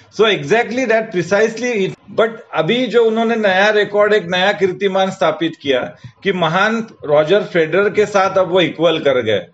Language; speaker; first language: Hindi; non-native, local second language; Marathi